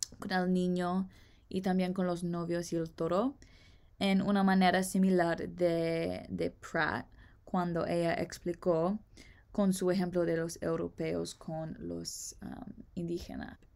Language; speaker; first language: Spanish; non-native, learner; English